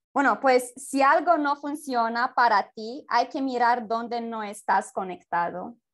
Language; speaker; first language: Spanish; native; Spanish